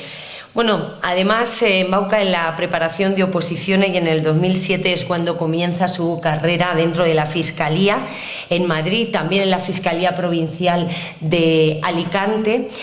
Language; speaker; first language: Spanish; native; Spanish